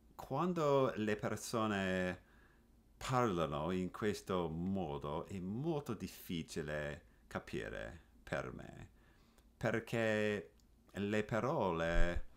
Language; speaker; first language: Italian; non-native, learner; English